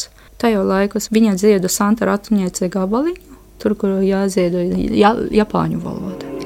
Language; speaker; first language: Latvian; non-native, learner; Japanese